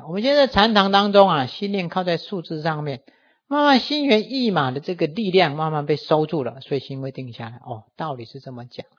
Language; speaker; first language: Chinese; native; Chinese